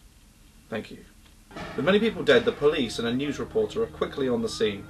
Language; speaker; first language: English; native; English